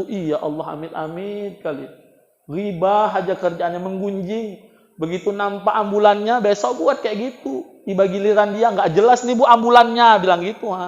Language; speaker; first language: Indonesian; native; Indonesian